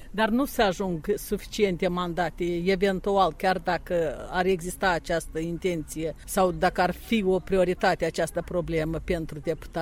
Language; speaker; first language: Romanian; native; Romanian